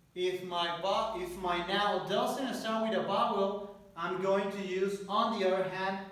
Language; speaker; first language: English; non-native, fluent; Spanish